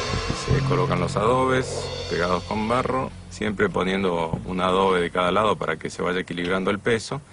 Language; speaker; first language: Spanish; native; Spanish